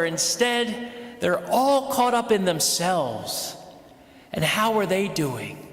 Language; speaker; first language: English; native; English